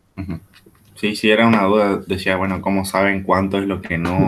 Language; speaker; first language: Spanish; native; Spanish